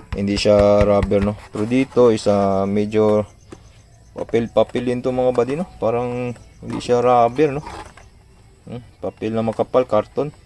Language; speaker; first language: Filipino; non-native, local second language; Cebuano